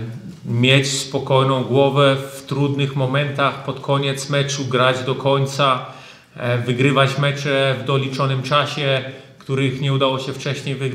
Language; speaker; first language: Polish; early bilingual, heritage; German